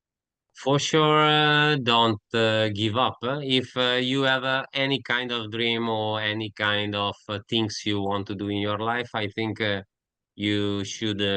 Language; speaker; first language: English; non-native, learner; Italian